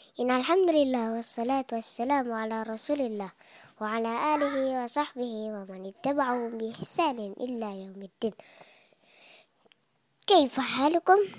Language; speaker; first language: Arabic; non-native, fluent; Indonesian